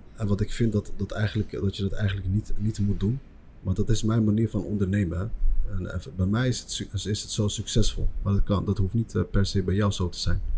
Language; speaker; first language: Dutch; early bilingual, other home language; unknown